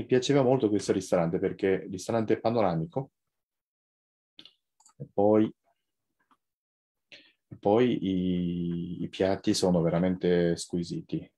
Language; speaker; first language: Italian; non-native, fluent; Japanese